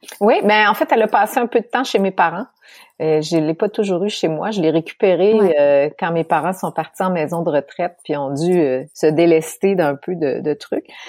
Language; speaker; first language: French; native; French